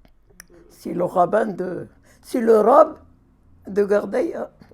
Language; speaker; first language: French; non-native, learner; Arabic